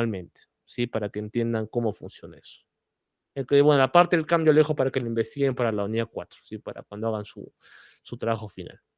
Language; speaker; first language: Spanish; native; Spanish